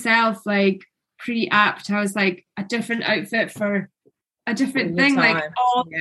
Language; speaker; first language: English; native; English